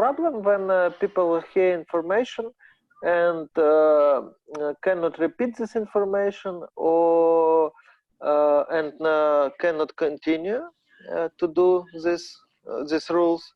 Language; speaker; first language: English; non-native, learner; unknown